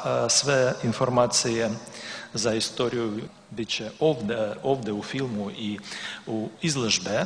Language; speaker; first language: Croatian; non-native, learner; Russian